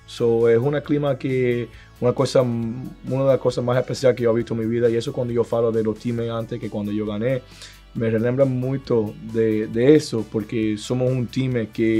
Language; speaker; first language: Portuguese; non-native, learner; Spanish